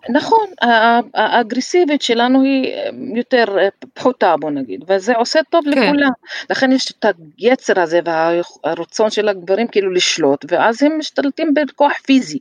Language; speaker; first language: Hebrew; non-native, local second language; Arabic